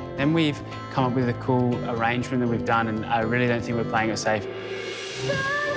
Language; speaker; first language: English; native; English